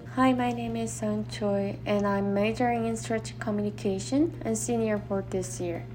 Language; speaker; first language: English; non-native, fluent; Korean